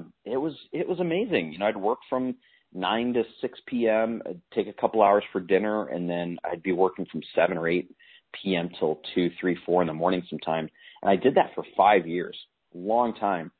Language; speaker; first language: English; native; English